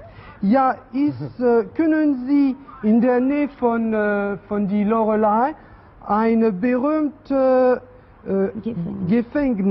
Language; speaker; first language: German; non-native, learner; French